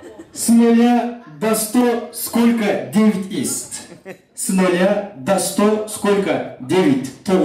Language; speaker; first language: Russian; non-native, local second language; Kyrgyz